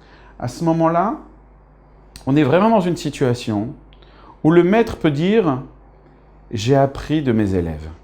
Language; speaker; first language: French; native; French